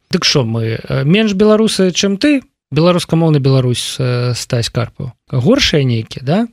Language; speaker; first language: Belarusian; non-native, local second language; Russian